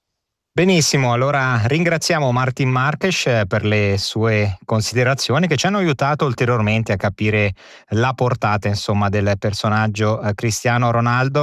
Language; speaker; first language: Italian; native; Italian